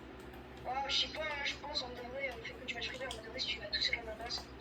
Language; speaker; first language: French; native; French